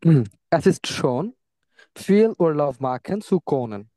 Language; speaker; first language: German; non-native, learner; Bangla